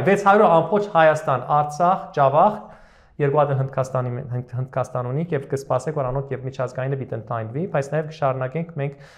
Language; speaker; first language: Armenian; early bilingual, heritage; Armenian